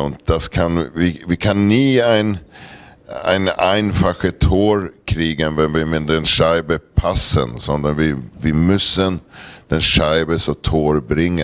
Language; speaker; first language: German; non-native, learner; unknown